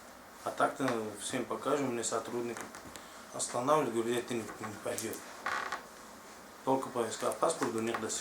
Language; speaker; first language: Russian; non-native, learner; Tajik